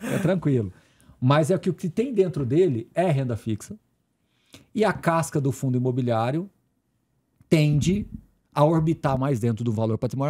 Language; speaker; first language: Portuguese; native; Portuguese